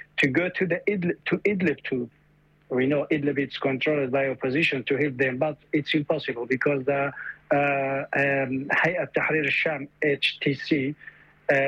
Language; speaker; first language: English; non-native, fluent; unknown